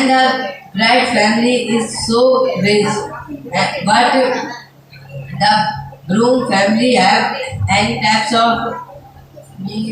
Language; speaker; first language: English; non-native, learner; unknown